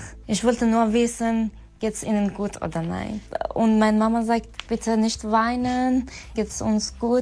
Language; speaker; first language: German; non-native, learner; Persian